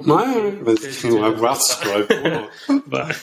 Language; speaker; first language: French; non-native, learner; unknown